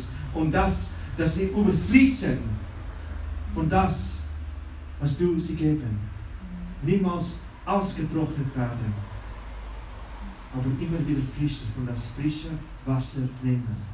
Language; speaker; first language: German; non-native, fluent; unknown